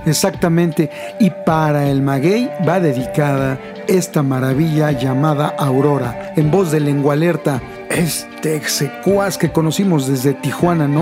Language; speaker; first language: Spanish; native; Spanish